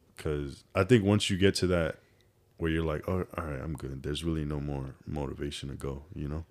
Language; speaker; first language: English; native; English